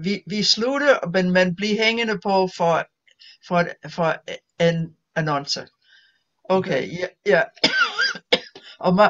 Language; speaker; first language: Danish; non-native, fluent; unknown